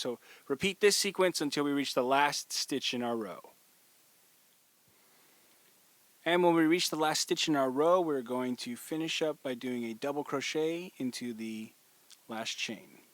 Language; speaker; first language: English; native; English